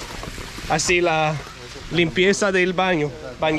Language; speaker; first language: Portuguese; non-native, learner; Danish